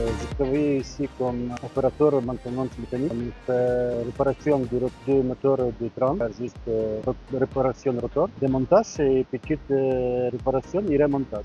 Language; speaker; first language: French; non-native, learner; Ukrainian